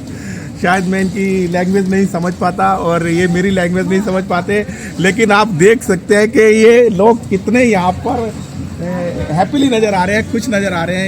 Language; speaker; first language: Hindi; native; Hindi